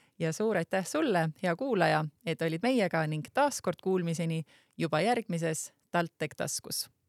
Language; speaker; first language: Estonian; native; Estonian